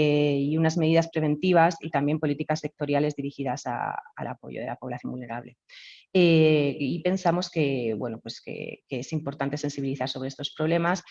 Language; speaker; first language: Spanish; native; Spanish